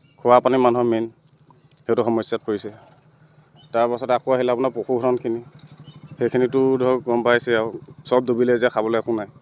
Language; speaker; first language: Assamese; native; Assamese